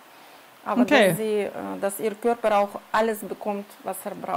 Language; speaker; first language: German; non-native, fluent; Russian